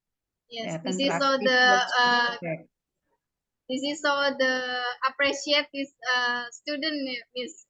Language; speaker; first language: English; non-native, learner; Indonesian